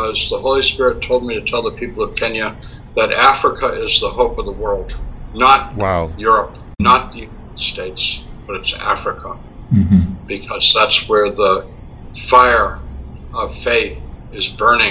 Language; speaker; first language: English; native; English